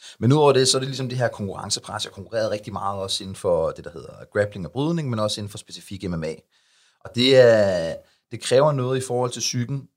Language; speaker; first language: Danish; early bilingual, other home language; Arabic